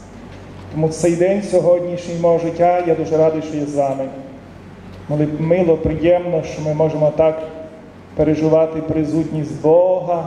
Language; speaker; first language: Ukrainian; native; Ukrainian